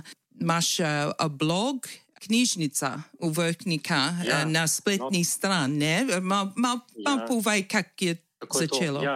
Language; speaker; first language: Slovenian; early bilingual, heritage; English